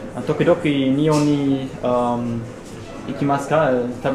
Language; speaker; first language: Japanese; non-native, learner; German